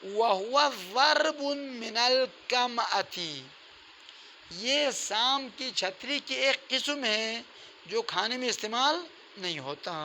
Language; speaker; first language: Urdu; non-native, local second language; Balti